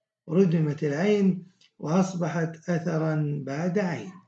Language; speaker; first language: Arabic; native; Arabic